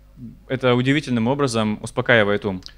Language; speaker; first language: Russian; native; Russian